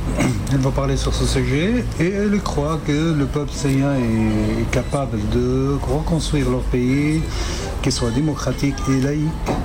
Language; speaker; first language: French; non-native, fluent; Arabic